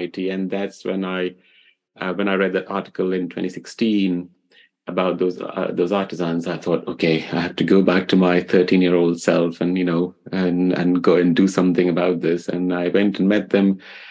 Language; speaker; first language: English; non-native, local second language; Hindi